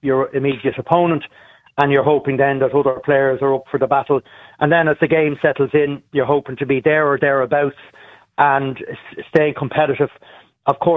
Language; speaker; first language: English; native; English